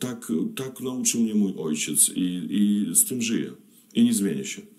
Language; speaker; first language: Polish; non-native, fluent; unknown